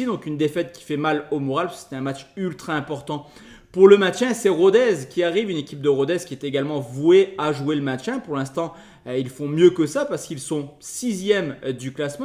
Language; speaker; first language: French; native; French